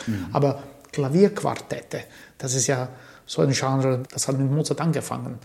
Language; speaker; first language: German; early bilingual, other home language; Croatian